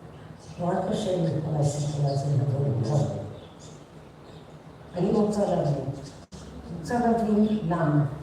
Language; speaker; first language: Hebrew; non-native, fluent; English